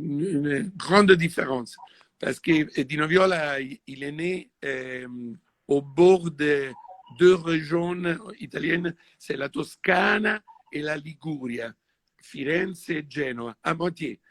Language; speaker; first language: French; non-native, fluent; Italian